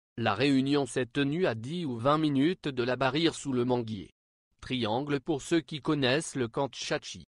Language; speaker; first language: French; non-native, local second language; Lingala